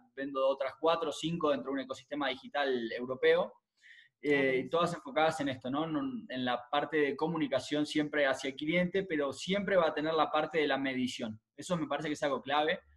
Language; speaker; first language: Spanish; native; Spanish